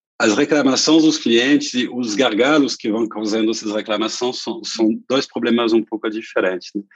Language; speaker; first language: Portuguese; non-native, fluent; French